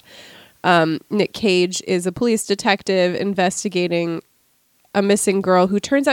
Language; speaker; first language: English; native; English